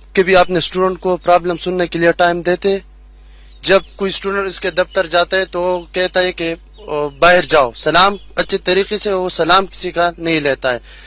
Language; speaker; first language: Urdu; non-native, local second language; Pashto